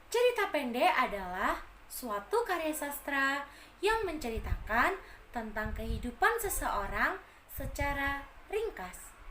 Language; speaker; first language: Indonesian; native; Indonesian